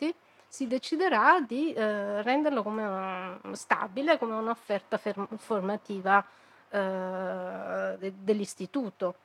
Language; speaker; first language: Italian; native; Italian